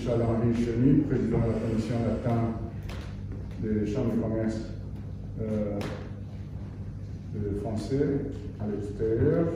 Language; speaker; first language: French; non-native, fluent; Portuguese